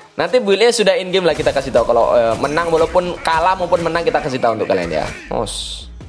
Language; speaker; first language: Indonesian; native; Indonesian